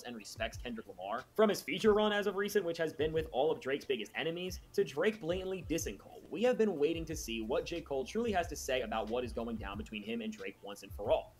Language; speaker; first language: English; native; English